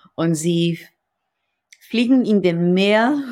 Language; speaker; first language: German; non-native, fluent; Hebrew